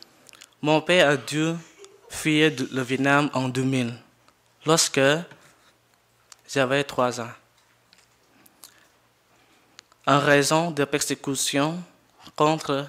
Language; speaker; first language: French; non-native, learner; Jarai